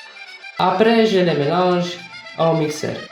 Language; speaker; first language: French; non-native, learner; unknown